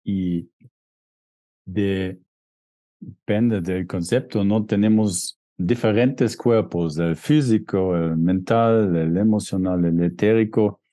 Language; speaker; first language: Spanish; non-native, fluent; German